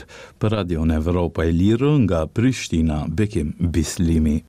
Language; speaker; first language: Albanian; native; Albanian